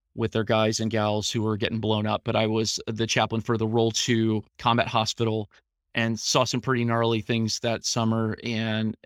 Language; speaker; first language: English; native; English